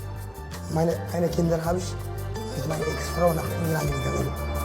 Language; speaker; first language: German; non-native, learner; Tigrinya